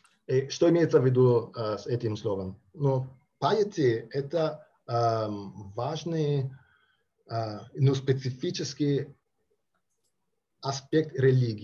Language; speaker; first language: Russian; non-native, fluent; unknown